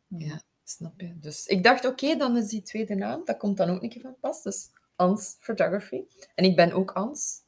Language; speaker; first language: Dutch; native; Dutch